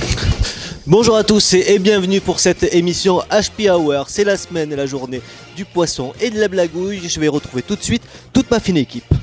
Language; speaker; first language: French; native; French